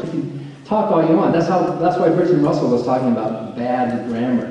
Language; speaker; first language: English; native; English